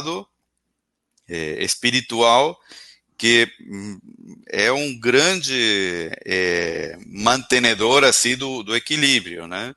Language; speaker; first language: Portuguese; non-native, fluent; Spanish